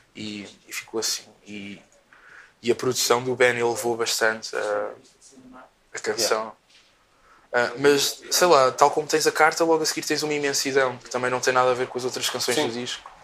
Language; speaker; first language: Portuguese; native; Portuguese